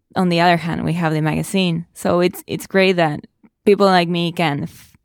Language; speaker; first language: English; non-native, fluent; Spanish